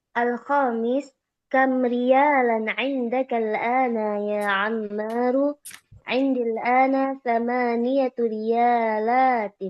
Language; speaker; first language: Arabic; non-native, learner; Indonesian